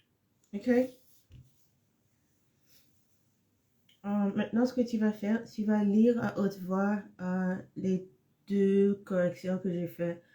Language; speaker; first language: French; non-native, fluent; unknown